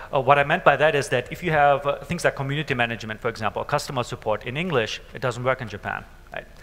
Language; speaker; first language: English; non-native, fluent; German